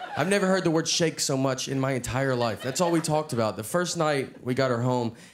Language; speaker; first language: English; native; English